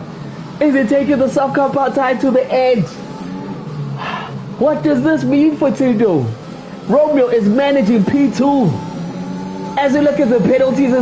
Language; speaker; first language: English; non-native, local second language; Zulu